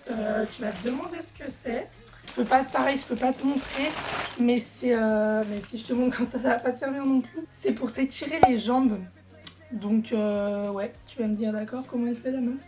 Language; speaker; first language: French; native; French